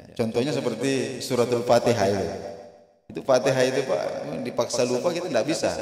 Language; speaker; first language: Indonesian; non-native, local second language; Buginese